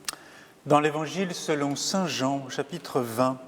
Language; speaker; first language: French; native; French